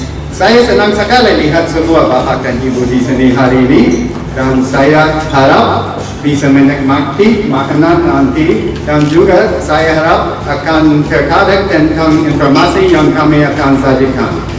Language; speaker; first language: Indonesian; non-native, fluent; English